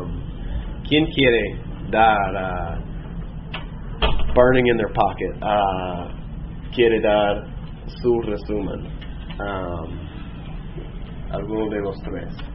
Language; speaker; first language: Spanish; non-native, fluent; English